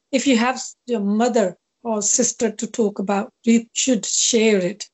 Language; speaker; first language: English; non-native, local second language; Punjabi